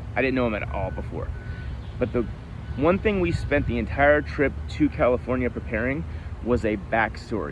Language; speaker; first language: English; native; English